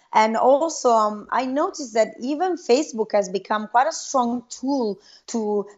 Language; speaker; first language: English; non-native, fluent; Italian